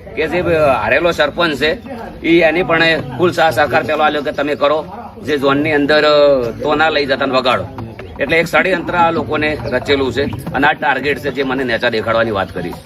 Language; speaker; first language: Gujarati; native; Gujarati